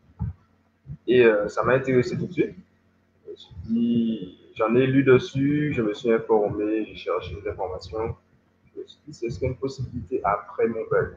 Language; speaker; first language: French; native; French